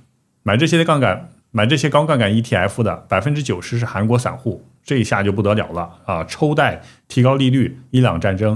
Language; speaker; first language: Chinese; native; Chinese